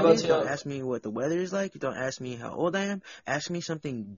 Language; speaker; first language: English; native; English